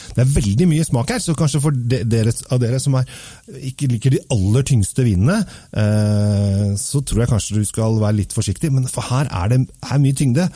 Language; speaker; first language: Norwegian; native; Norwegian